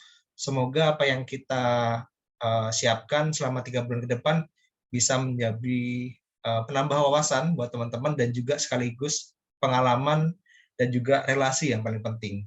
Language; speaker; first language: Indonesian; native; Indonesian